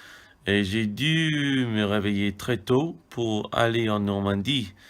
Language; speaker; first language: French; non-native, fluent; English